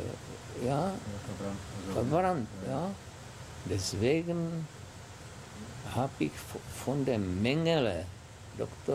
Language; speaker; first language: German; non-native, fluent; Czech